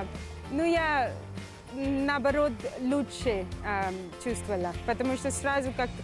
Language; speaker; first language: Russian; non-native, fluent; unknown